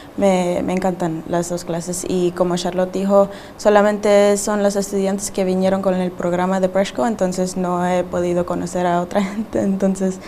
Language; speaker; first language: Spanish; early bilingual, heritage; Spanish